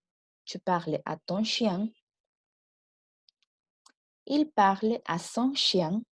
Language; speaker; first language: French; non-native, fluent; Spanish